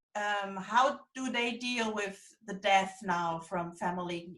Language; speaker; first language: English; non-native, fluent; German